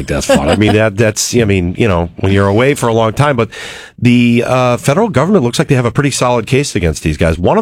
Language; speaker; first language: English; native; English